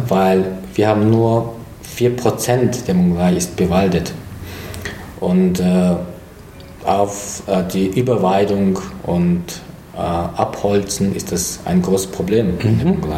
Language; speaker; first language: German; non-native, fluent; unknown